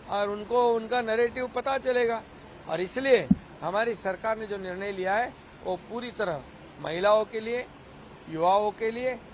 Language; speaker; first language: Hindi; non-native, local second language; Marathi